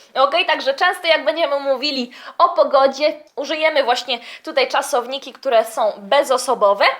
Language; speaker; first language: Polish; early bilingual, heritage; Polish